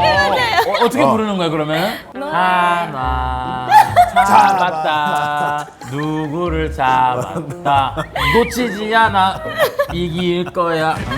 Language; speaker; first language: Korean; early bilingual, other home language; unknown